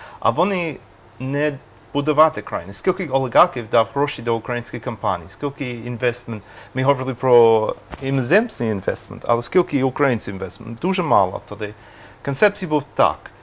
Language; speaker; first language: Ukrainian; non-native, learner; English